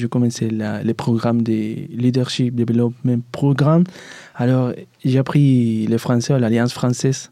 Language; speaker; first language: French; non-native, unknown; Spanish